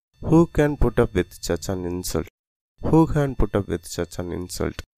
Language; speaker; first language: English; non-native, local second language; Tamil